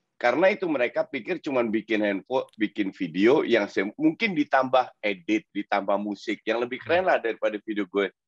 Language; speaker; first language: Indonesian; non-native, fluent; Dutch